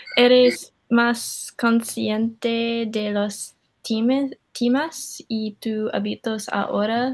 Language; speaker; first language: Spanish; non-native, learner; English